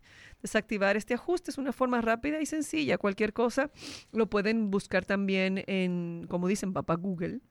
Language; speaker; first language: Spanish; native; Spanish